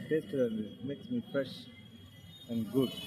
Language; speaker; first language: English; non-native, local second language; Tamil